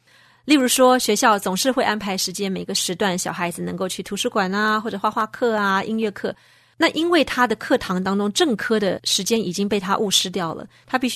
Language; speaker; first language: Chinese; native; Chinese